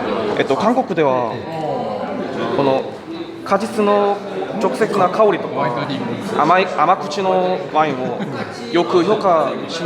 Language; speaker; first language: Japanese; non-native, fluent; Korean